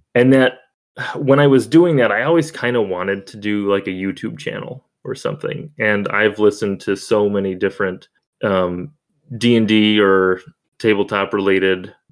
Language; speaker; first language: English; native; English